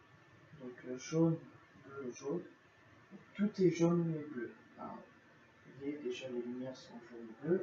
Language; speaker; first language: French; native; French